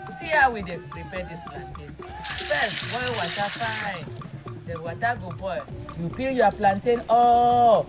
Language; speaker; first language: Nigerian Pidgin; non-native, local second language; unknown